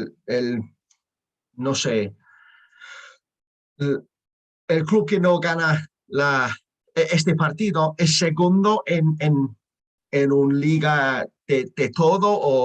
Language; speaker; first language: Spanish; non-native, learner; English